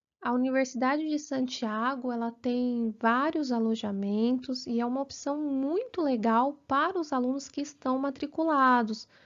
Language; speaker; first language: Portuguese; native; Portuguese